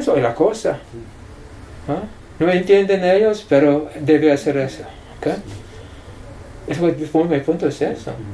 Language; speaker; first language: Spanish; non-native, fluent; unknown